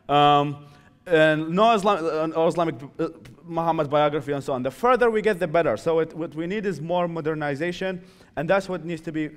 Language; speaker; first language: English; non-native, fluent; Arabic